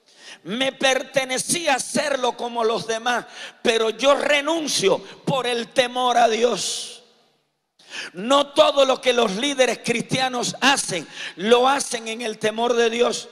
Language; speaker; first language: Spanish; native; Spanish